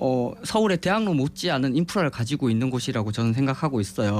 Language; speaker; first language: Korean; native; Korean